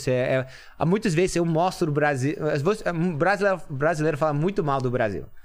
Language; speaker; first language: Portuguese; non-native, fluent; English